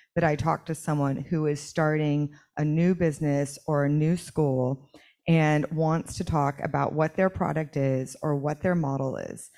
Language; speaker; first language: English; native; English